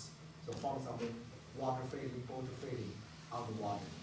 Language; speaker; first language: English; non-native, learner; Chinese